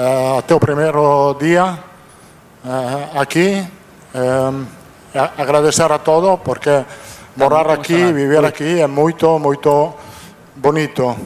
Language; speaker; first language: Portuguese; non-native, fluent; Italian